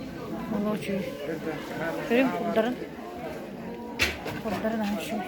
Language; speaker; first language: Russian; non-native, local second language; Yakut